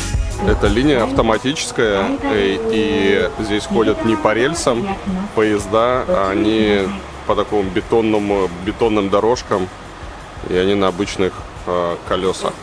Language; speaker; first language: Russian; native; Russian